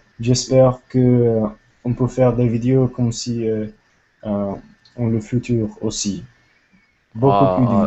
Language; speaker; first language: French; non-native, learner; English